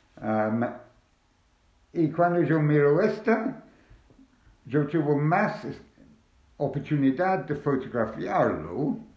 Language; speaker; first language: Spanish; non-native, learner; English